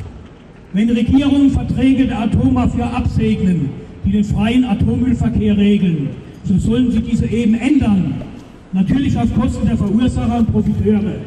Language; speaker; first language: German; native; German